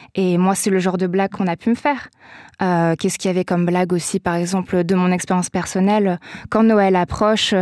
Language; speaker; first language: French; native; French